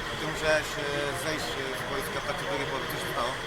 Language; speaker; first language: Polish; native; Polish